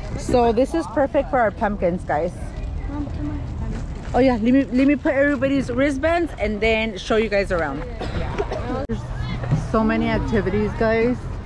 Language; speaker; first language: English; early bilingual, other home language; Spanish